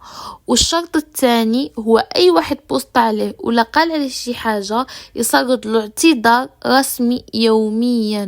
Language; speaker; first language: Arabic; native; Arabic